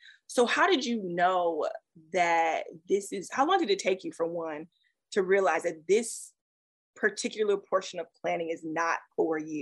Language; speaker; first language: English; native; English